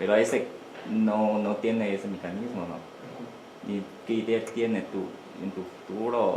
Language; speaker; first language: Spanish; non-native, learner; Chinese